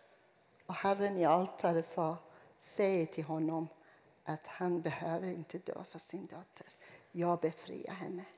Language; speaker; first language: Swedish; non-native, fluent; Persian